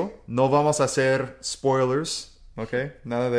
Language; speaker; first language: Spanish; non-native, fluent; English